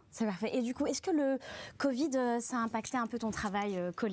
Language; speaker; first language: French; native; French